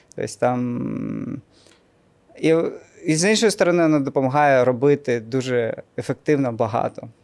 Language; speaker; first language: Ukrainian; non-native, local second language; Russian